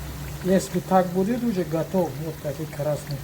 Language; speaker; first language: Russian; non-native, learner; Tajik